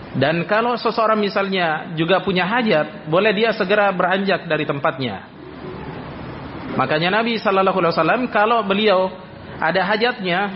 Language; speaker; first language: Indonesian; native; Indonesian